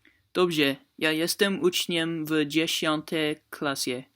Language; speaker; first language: Polish; non-native, learner; English